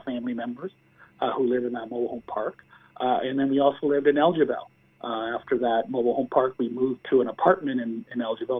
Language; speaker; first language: English; early bilingual, other home language; Spanish